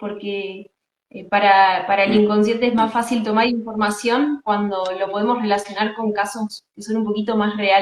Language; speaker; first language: Spanish; native; Spanish